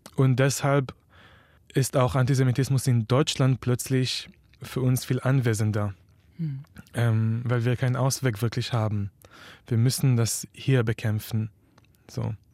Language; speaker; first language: German; non-native, fluent; Hebrew